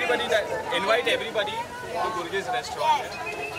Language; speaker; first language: English; non-native, local second language; Hindi